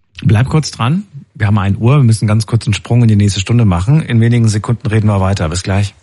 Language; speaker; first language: German; native; German